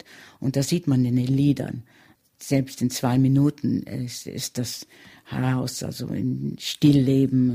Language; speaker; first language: German; early bilingual, heritage; German